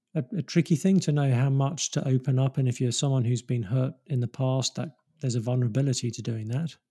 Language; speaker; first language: English; native; English